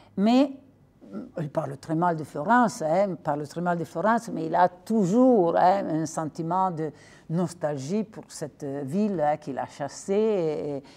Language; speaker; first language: French; non-native, fluent; Italian